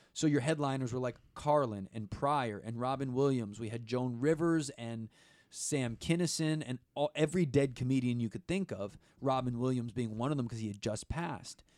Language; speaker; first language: English; native; English